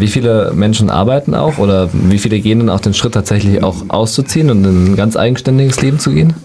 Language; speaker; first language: German; native; German